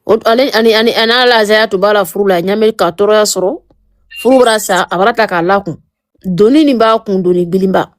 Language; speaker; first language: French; non-native, local second language; Mandingo